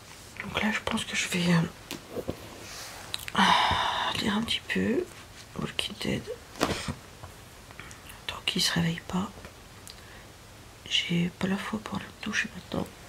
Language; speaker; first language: French; native; French